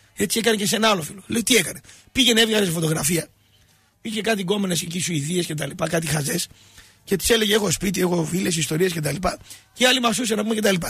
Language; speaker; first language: Greek; native; Greek